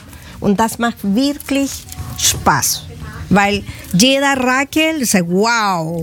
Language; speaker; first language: German; non-native, learner; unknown